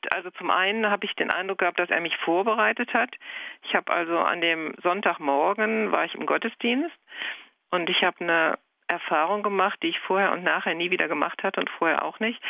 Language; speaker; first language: German; native; German